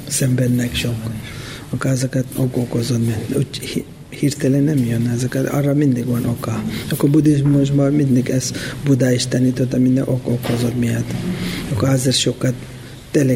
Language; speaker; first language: Hungarian; non-native, learner; Tibetan